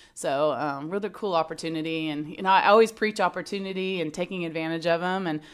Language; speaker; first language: English; native; English